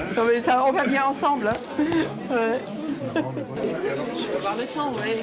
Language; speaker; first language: French; native; French